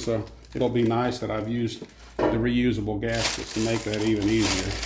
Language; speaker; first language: English; native; English